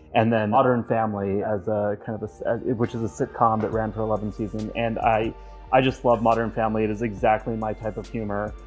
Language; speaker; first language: English; native; English